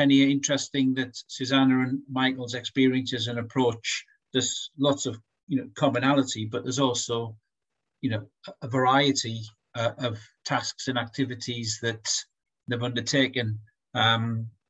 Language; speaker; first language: English; native; English